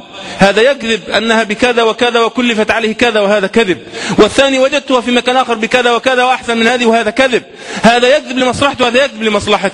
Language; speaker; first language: Arabic; native; Arabic